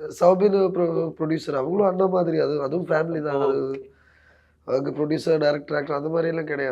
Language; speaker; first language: Tamil; non-native, learner; Malayalam